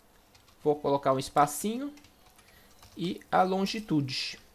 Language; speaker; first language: Portuguese; native; Portuguese